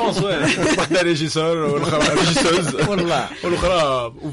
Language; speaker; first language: French; non-native, local second language; Arabic